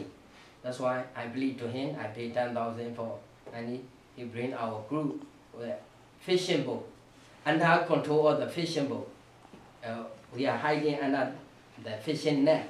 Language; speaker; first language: English; non-native, learner; Burmese